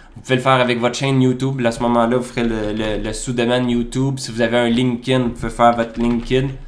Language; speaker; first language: French; native; French